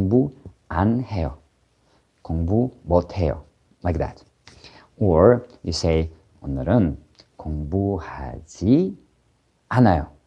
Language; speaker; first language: Korean; non-native, fluent; Ukrainian